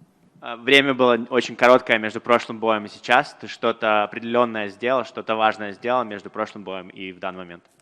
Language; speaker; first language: Russian; native; Russian